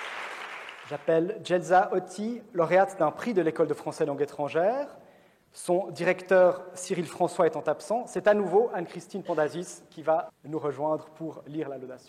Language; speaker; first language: French; native; French